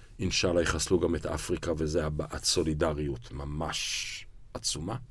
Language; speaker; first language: Hebrew; native; Hebrew